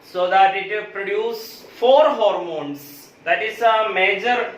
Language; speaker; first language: English; non-native, local second language; Malayalam